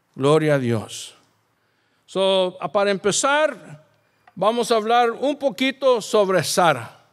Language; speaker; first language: Spanish; early bilingual, heritage; Spanish